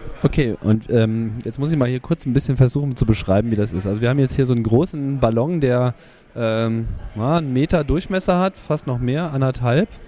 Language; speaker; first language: German; native; German